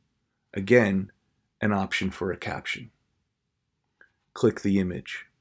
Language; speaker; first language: English; native; English